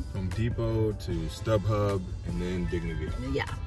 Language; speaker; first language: English; native; English